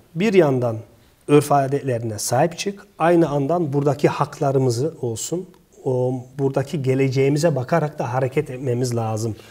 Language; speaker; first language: Turkish; early bilingual, heritage; Turkish